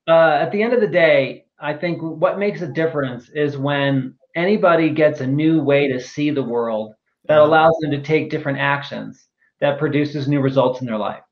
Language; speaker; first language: English; native; English